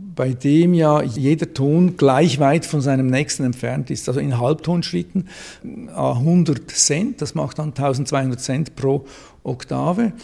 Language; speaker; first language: German; native; German